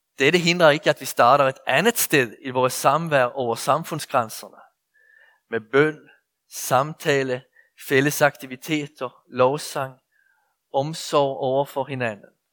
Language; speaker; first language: Danish; native; Danish